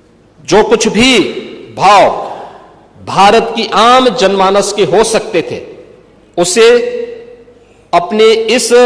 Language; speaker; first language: Hindi; native; Hindi